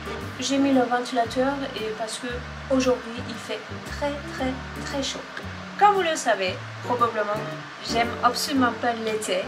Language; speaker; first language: French; non-native, fluent; Turkish